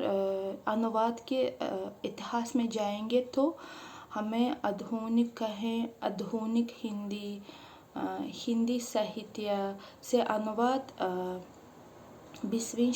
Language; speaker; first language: Hindi; non-native, fluent; Uzbek